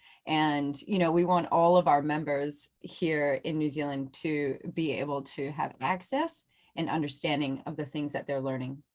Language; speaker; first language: English; native; English